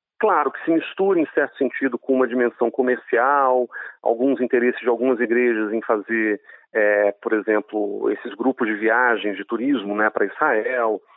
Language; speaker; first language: Portuguese; non-native, fluent; Hebrew